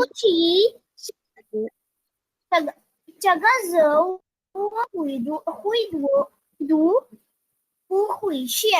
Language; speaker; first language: Chinese; non-native, learner; Hindi